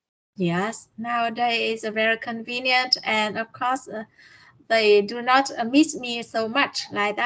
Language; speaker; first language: English; non-native, learner; Vietnamese